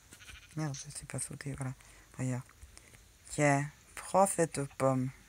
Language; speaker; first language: French; native; French